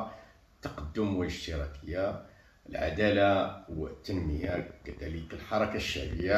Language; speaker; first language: Arabic; native; Arabic